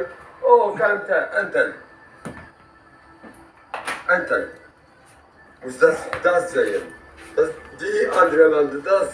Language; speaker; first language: German; non-native, learner; Polish